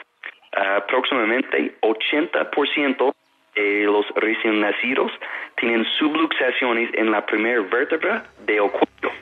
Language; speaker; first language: Spanish; non-native, fluent; English